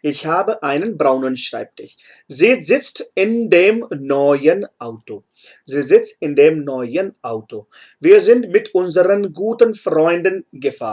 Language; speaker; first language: German; non-native, fluent; Hindi